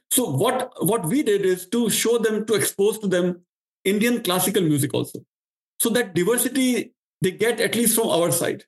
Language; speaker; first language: English; non-native, local second language; Marwari